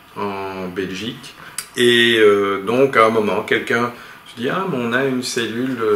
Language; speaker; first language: French; native; French